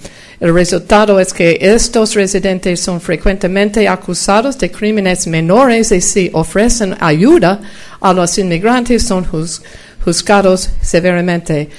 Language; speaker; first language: Spanish; non-native, fluent; English